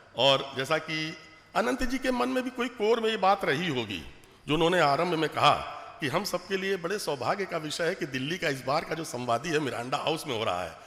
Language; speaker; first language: Hindi; native; Hindi